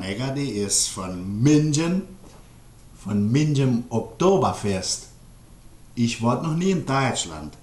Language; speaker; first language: German; early bilingual, heritage; German